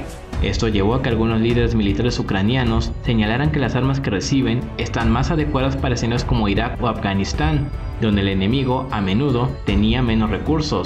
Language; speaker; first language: Spanish; native; Spanish